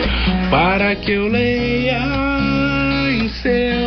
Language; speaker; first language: Portuguese; native; Portuguese